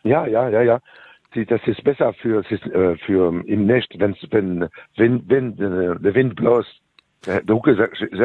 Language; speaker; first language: German; non-native, learner; French